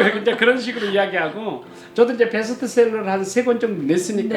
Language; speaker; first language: Korean; native; Korean